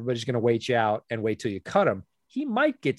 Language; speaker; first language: English; native; English